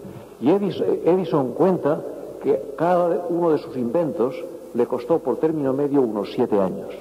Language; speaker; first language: Spanish; native; Spanish